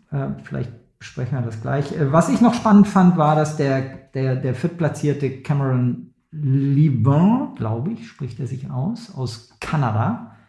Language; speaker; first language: German; native; German